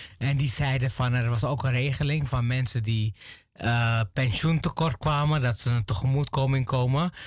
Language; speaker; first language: Dutch; non-native, fluent; Tigrinya